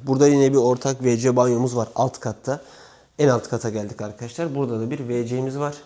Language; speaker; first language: Turkish; native; Turkish